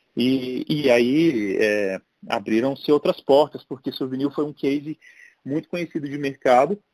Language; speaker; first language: Portuguese; native; Portuguese